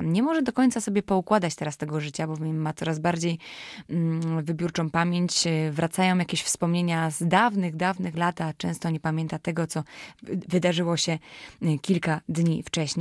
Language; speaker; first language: Polish; native; Polish